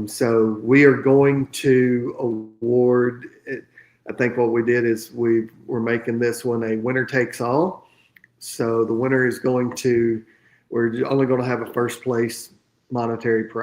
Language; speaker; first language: English; native; English